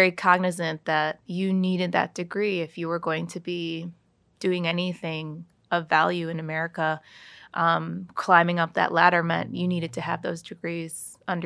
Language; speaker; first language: English; native; English